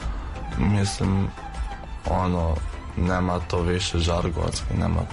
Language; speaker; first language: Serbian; non-native, fluent; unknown